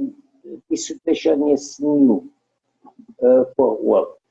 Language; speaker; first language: English; non-native, learner; Romanian